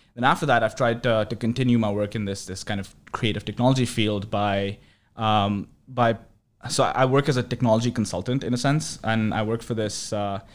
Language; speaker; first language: English; non-native, local second language; Hindi